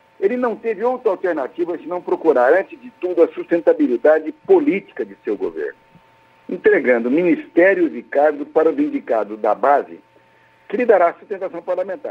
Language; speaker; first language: Portuguese; native; Portuguese